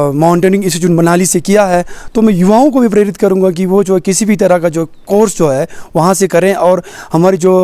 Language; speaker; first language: Hindi; native; Hindi